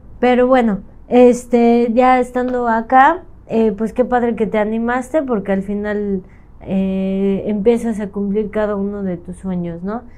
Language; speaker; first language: Spanish; native; Spanish